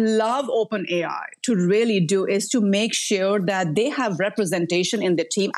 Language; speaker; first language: English; non-native, local second language; Hindi